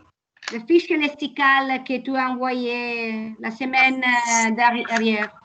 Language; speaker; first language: French; non-native, learner; Italian